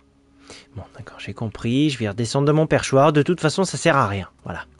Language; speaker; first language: French; native; French